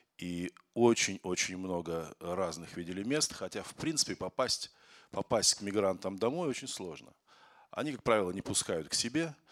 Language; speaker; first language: Russian; native; Russian